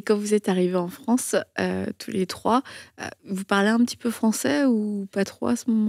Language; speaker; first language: French; native; French